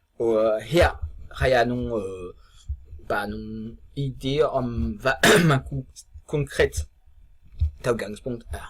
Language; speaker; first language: Danish; non-native, fluent; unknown